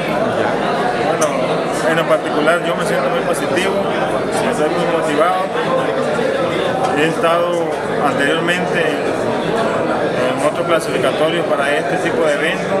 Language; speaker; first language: Spanish; native; Spanish